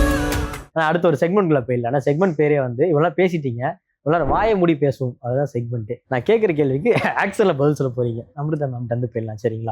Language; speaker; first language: Tamil; native; Tamil